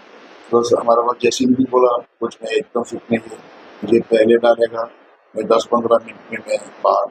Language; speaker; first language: Hindi; non-native, local second language; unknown